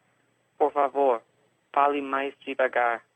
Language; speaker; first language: Portuguese; non-native, learner; English